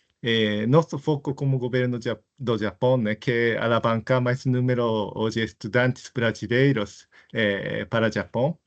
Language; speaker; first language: Portuguese; non-native, fluent; Japanese